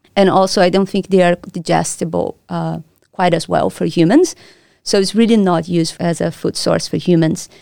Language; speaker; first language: English; non-native, fluent; Portuguese